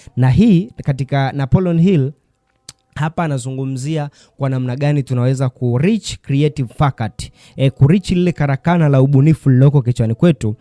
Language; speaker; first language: Swahili; native; Swahili